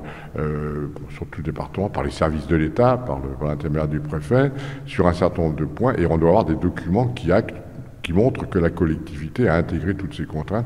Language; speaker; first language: French; native; French